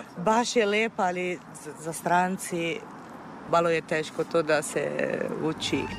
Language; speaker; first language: Serbian; non-native, fluent; Italian